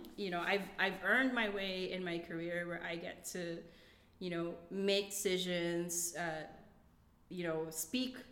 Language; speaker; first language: English; non-native, local second language; Cebuano